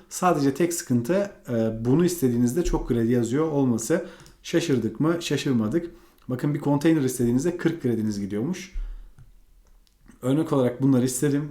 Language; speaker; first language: Turkish; native; Turkish